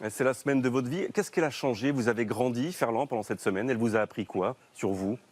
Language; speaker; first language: French; native; French